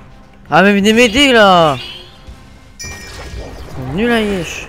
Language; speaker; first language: French; native; French